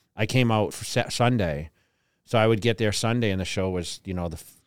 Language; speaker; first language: English; native; English